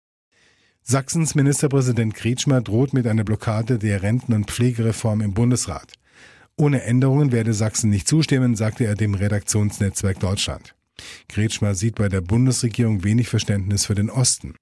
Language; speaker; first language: German; native; German